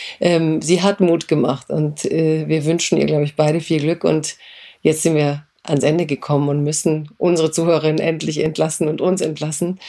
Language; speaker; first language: German; early bilingual, other home language; Croatian